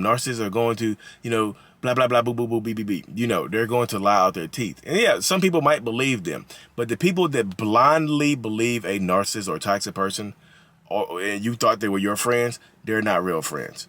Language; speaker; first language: English; native; English